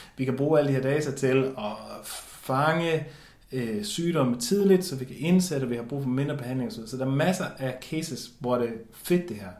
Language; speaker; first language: Danish; native; Danish